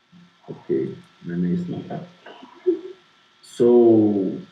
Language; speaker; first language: English; non-native, learner; Portuguese